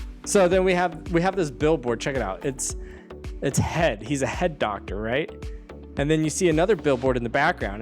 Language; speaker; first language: English; native; English